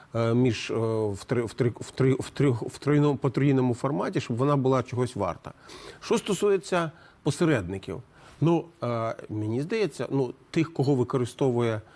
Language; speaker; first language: Ukrainian; native; Ukrainian